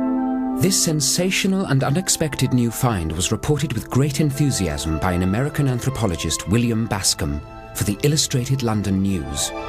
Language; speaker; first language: English; native; English